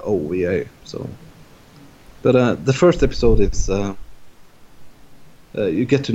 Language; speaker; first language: English; non-native, fluent; Norwegian